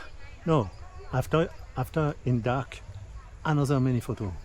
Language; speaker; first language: English; non-native, learner; French